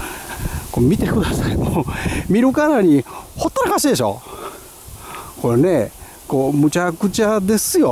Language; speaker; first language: Japanese; native; Japanese